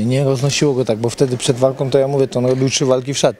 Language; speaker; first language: Polish; native; Polish